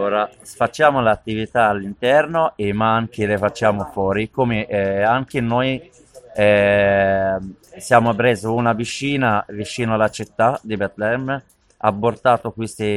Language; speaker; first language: Italian; non-native, learner; Arabic